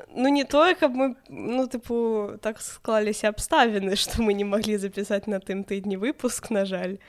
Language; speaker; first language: Belarusian; non-native, local second language; Russian